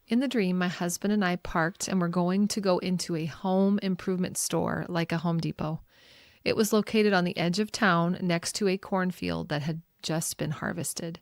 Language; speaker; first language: English; native; English